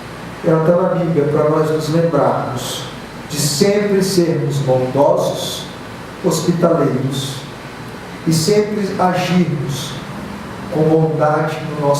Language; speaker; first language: Portuguese; native; Portuguese